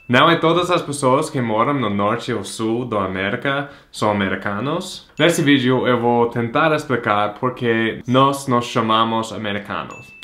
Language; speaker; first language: Portuguese; non-native, fluent; English